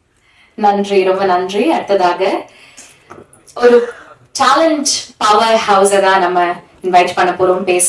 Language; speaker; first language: Tamil; native; Tamil